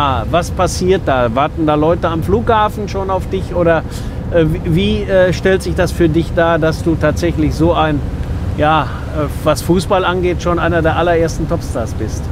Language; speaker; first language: German; native; German